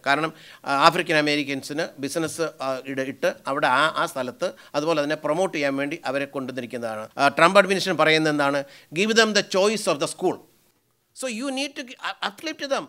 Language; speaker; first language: Malayalam; native; Malayalam